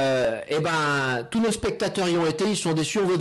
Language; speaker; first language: French; native; French